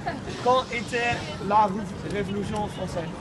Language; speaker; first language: French; non-native, learner; Dutch